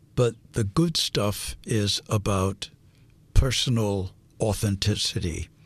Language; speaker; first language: English; native; English